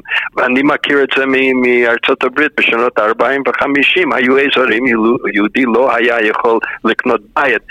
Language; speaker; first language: Hebrew; non-native, fluent; English